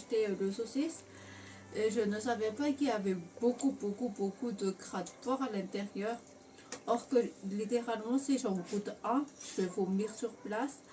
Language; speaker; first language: French; non-native, local second language; Malagasy